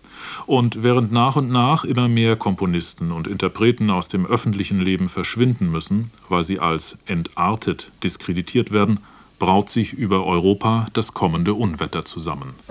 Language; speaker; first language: German; native; German